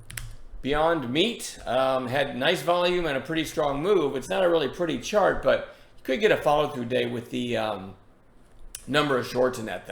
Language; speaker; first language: English; native; English